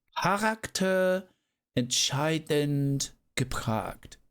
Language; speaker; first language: German; non-native, learner; English